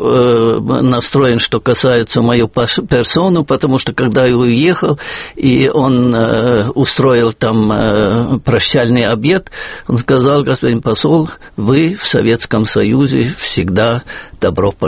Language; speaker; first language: Russian; non-native, fluent; German